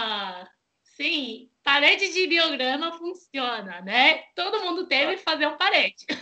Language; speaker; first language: Portuguese; non-native, fluent; Chinese